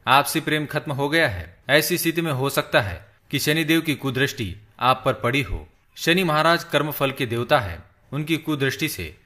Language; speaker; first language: Hindi; native; Hindi